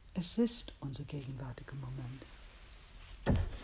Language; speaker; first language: German; non-native, fluent; English